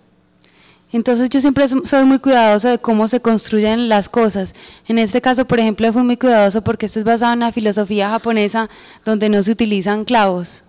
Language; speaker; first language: Spanish; native; Spanish